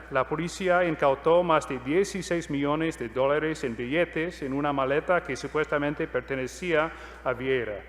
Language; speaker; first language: Spanish; non-native, fluent; English